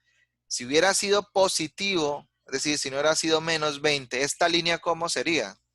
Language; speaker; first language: Spanish; native; Spanish